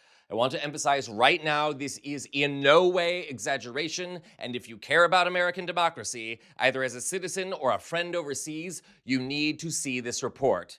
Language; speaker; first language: English; native; English